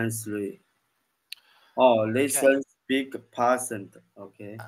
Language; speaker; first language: English; non-native, learner; Chinese